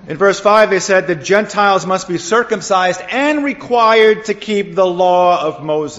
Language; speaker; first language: English; native; English